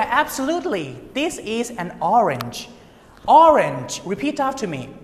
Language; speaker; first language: English; non-native, learner; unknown